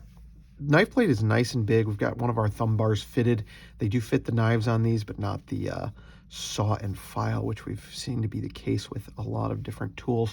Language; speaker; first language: English; native; English